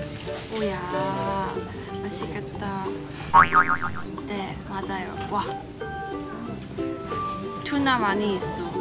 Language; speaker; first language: Korean; non-native, learner; Cantonese